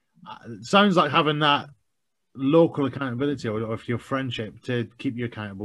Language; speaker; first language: English; native; English